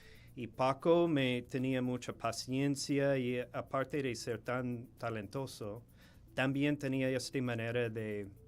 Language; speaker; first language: Spanish; non-native, fluent; English